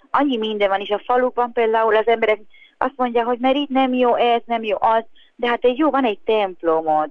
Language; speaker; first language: Hungarian; non-native, fluent; Spanish